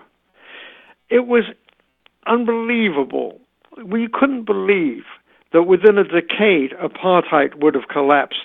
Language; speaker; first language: English; native; English